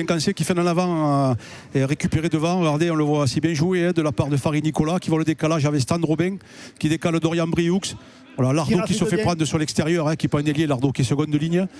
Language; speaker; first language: French; native; French